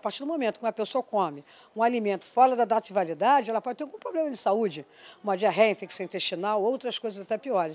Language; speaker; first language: Portuguese; native; Portuguese